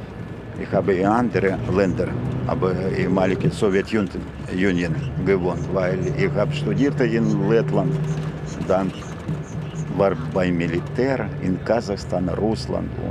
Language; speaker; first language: German; non-native, learner; Ukrainian